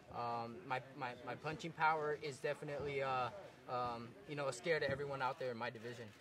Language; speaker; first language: English; native; English